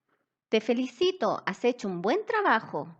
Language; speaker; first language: Spanish; native; Spanish